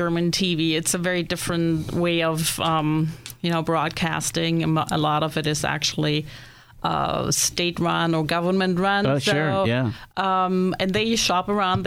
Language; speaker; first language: English; non-native, fluent; German